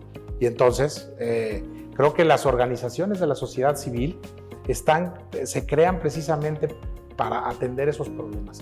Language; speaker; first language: Spanish; native; Spanish